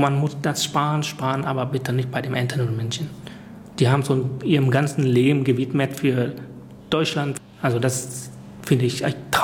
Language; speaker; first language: German; non-native, fluent; Vietnamese